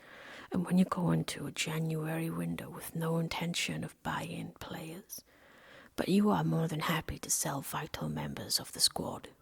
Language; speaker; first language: English; non-native, local second language; Welsh